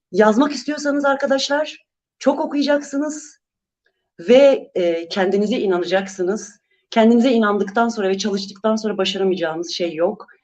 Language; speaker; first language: Turkish; non-native, local second language; Kurdish